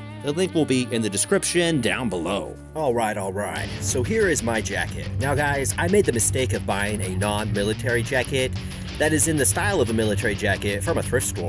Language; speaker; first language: English; native; English